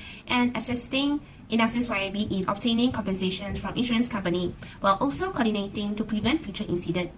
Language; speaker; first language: English; non-native, local second language; Malay